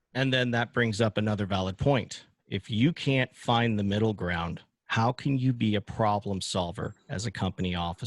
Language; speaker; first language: English; native; English